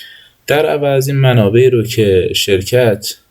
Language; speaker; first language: Persian; native; Persian